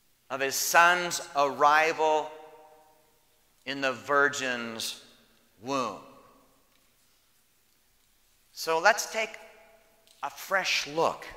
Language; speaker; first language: English; native; English